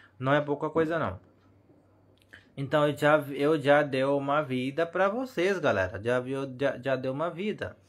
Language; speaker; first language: Portuguese; non-native, learner; Hindi